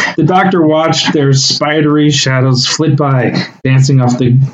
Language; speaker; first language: English; native; English